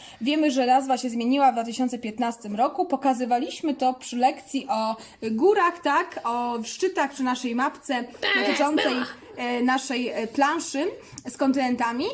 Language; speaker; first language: Polish; native; Polish